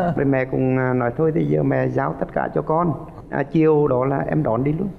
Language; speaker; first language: Vietnamese; native; Vietnamese